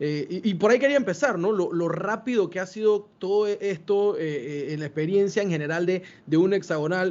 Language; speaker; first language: Spanish; native; Spanish